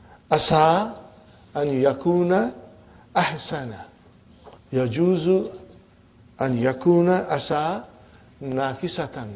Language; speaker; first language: Arabic; non-native, fluent; Tamil